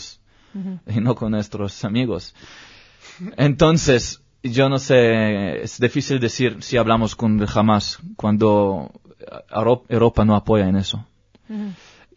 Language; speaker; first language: Spanish; non-native, learner; Hebrew